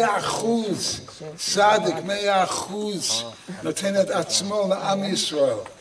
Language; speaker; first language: Hebrew; non-native, fluent; English